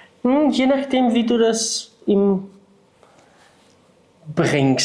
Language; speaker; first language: German; non-native, fluent; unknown